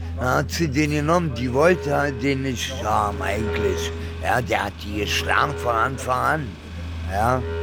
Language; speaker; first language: German; early bilingual, other home language; Italian